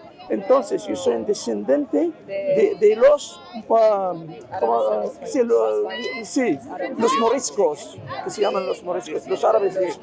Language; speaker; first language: Spanish; non-native, fluent; Arabic